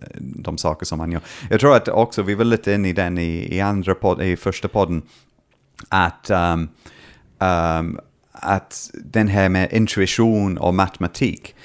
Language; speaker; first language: Swedish; non-native, learner; English